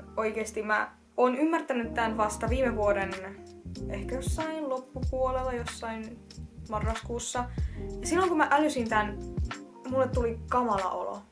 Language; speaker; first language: Finnish; early bilingual, other home language; Russian